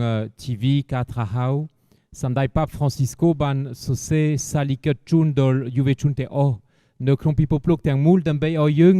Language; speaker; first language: Khmer; non-native, fluent; French